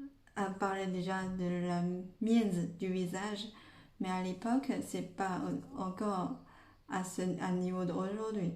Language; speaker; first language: French; non-native, fluent; Chinese